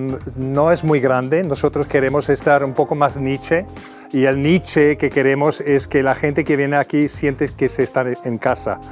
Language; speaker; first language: Spanish; non-native, fluent; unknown